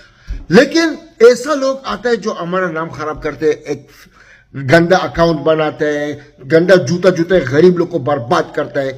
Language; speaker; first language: Hindi; non-native, learner; Arabic